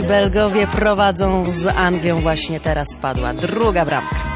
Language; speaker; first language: Polish; native; Polish